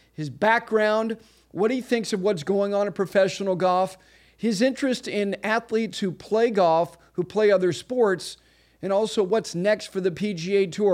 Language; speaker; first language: English; native; English